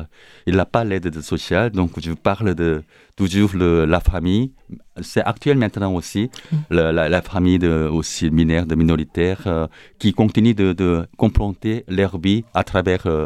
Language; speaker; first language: French; non-native, learner; Korean